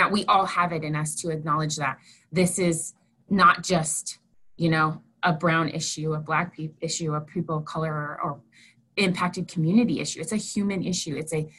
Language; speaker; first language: English; native; English